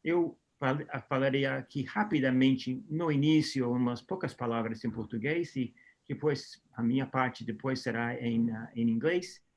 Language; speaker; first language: Portuguese; non-native, fluent; English